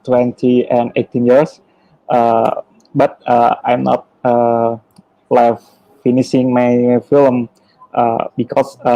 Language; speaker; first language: English; non-native, learner; Indonesian